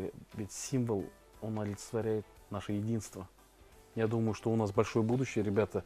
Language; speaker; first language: Russian; native; Russian